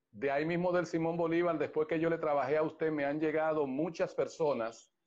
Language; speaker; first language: Spanish; native; Spanish